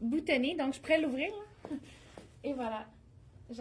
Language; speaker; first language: French; native; French